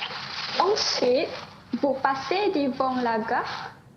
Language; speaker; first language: French; non-native, learner; Malay